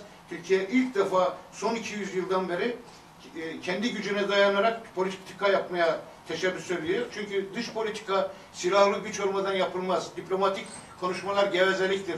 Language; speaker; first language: Turkish; native; Turkish